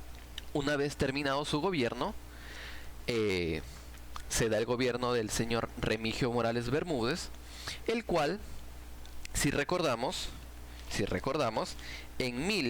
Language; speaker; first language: Spanish; native; Spanish